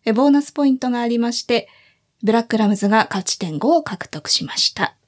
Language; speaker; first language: Japanese; native; Japanese